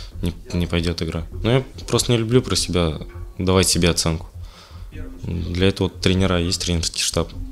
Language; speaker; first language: Russian; native; Russian